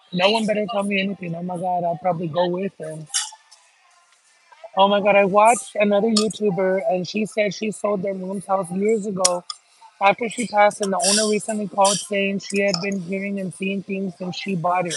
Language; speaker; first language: English; early bilingual, other home language; Spanish